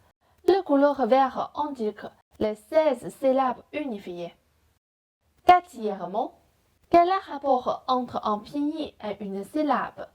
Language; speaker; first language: French; non-native, fluent; Chinese